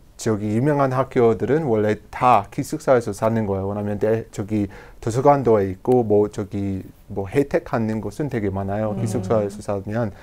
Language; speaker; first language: Korean; non-native, learner; English